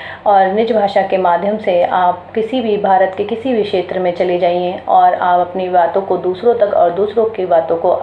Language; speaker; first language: Hindi; native; Hindi